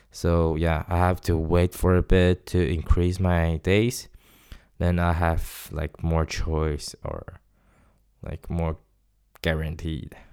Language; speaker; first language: English; non-native, fluent; Chinese